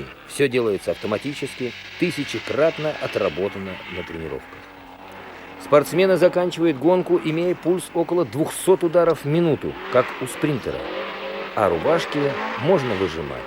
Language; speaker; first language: Russian; native; Russian